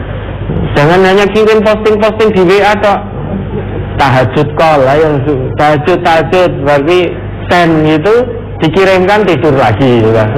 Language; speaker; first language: Indonesian; non-native, local second language; Javanese